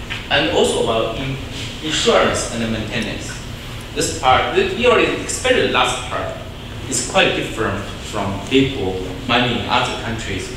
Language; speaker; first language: English; non-native, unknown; Chinese